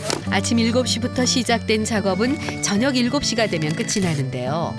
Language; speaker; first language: Korean; native; Korean